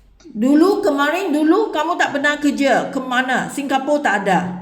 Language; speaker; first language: Indonesian; non-native, learner; Filipino